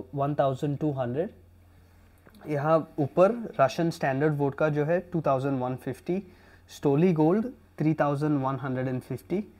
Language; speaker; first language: Hindi; non-native, local second language; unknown